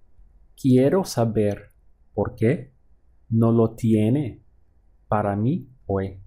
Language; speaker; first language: Spanish; non-native, fluent; English